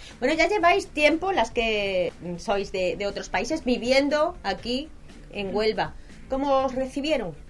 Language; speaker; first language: Spanish; native; Spanish